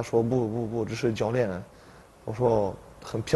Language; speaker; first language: Chinese; non-native, fluent; Polish